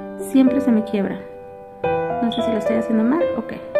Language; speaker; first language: Spanish; early bilingual, heritage; Spanish